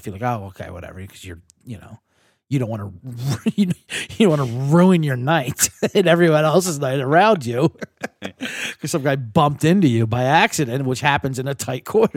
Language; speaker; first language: English; native; English